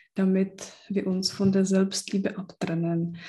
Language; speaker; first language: German; early bilingual, other home language; Czech